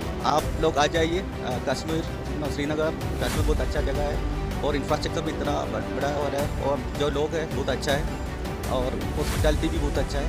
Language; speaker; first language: Hindi; non-native, local second language; Malayalam